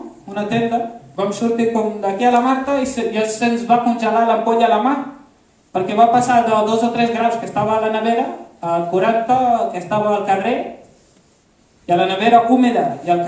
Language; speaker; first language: Catalan; early bilingual, other home language; Arabic